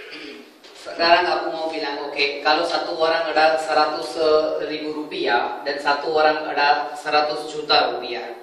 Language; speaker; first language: Indonesian; non-native, fluent; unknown